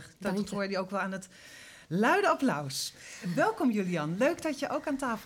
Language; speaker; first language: Dutch; native; Dutch